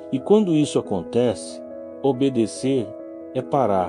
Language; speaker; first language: Portuguese; native; Portuguese